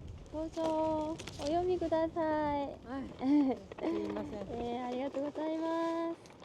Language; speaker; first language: Japanese; non-native, learner; Korean